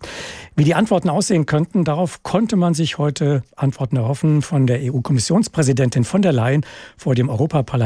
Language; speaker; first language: German; native; German